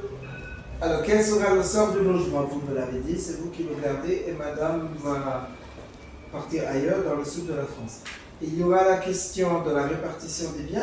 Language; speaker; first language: French; native; French